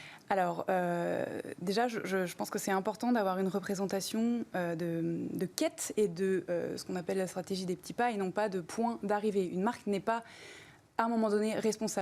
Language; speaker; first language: French; native; French